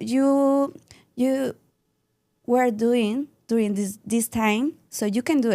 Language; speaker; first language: English; non-native, learner; Spanish